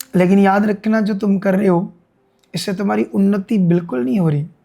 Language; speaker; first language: Hindi; non-native, local second language; Punjabi